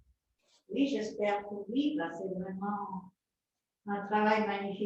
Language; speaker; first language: French; non-native, fluent; Italian